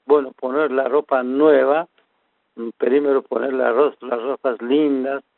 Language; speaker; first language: Spanish; non-native, fluent; Persian